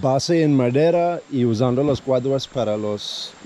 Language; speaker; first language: Spanish; non-native, fluent; English